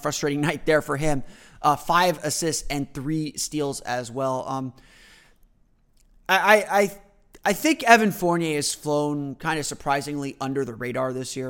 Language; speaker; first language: English; native; English